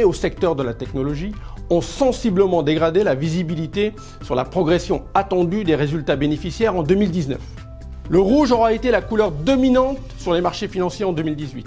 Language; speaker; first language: French; native; French